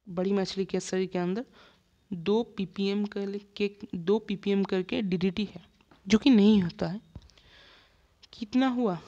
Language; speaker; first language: Hindi; non-native, local second language; Bangla